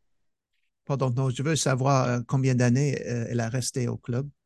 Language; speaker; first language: French; non-native, fluent; English